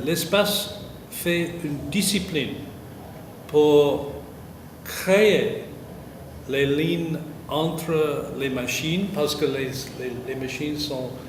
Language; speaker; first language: French; non-native, fluent; English